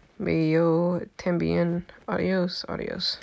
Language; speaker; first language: Spanish; non-native, learner; English